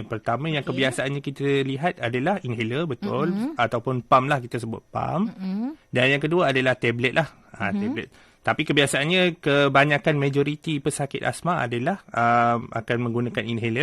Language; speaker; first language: Malay; native; Malay